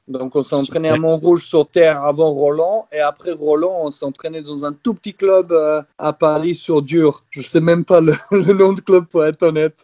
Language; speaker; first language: French; non-native, fluent; Serbian